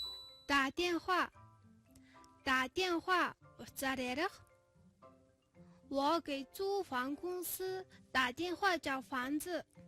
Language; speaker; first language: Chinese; non-native, fluent; Mongolian